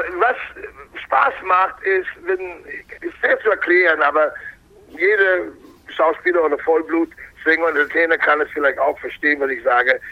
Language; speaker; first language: German; non-native, fluent; English